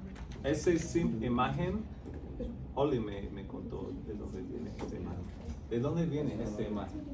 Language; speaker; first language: Spanish; non-native, fluent; English